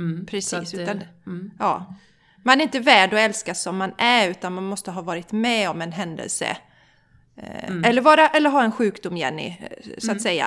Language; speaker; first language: Swedish; native; Swedish